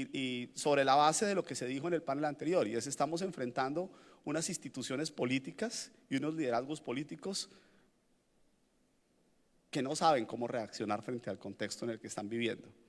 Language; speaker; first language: Spanish; native; Spanish